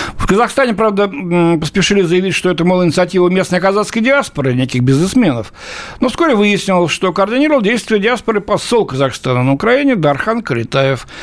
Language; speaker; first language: Russian; native; Russian